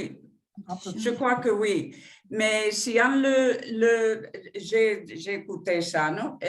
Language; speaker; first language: French; non-native, fluent; Spanish